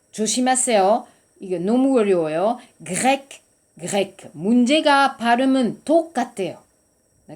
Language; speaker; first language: Korean; non-native, learner; French